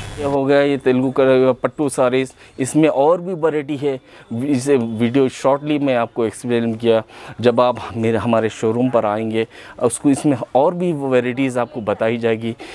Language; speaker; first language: Hindi; non-native, local second language; Urdu